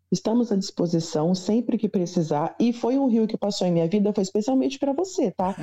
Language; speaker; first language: Portuguese; native; Portuguese